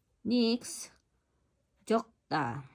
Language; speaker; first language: Korean; non-native, learner; Filipino